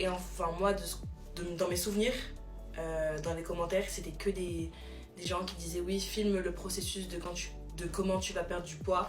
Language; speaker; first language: French; native; French